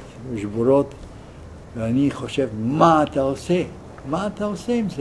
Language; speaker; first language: Hebrew; non-native, fluent; Yiddish